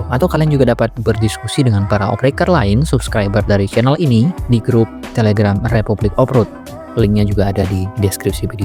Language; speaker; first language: Indonesian; native; Indonesian